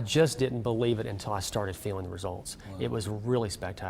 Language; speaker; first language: English; native; English